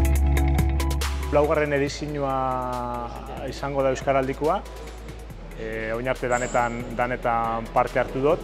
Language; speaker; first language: Basque; native; Basque